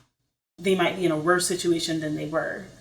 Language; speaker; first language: English; native; English